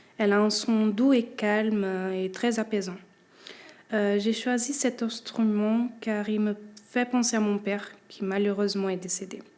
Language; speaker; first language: French; early bilingual, other home language; Portuguese